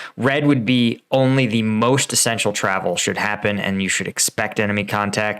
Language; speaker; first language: English; native; English